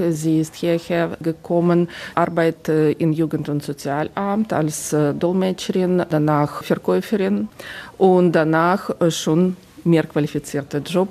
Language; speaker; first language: German; non-native, fluent; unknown